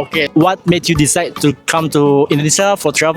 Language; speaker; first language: English; non-native, fluent; Indonesian